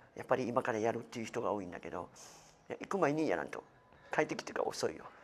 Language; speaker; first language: Japanese; non-native, fluent; French